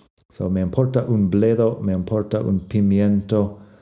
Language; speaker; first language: Spanish; non-native, fluent; English